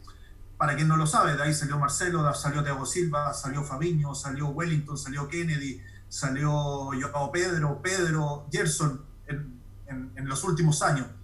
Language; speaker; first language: Spanish; native; Spanish